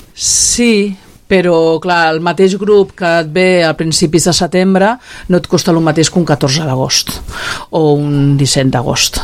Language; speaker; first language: Catalan; native; Catalan